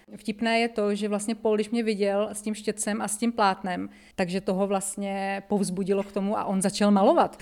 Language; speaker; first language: Czech; native; Czech